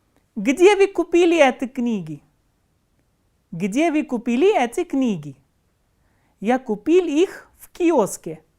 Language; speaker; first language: Russian; non-native, fluent; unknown